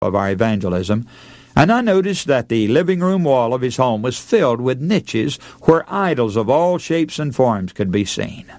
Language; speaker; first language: English; native; English